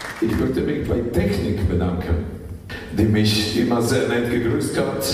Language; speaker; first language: German; non-native, fluent; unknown